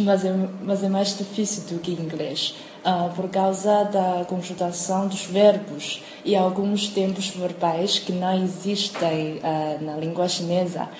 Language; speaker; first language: Portuguese; non-native, fluent; Chinese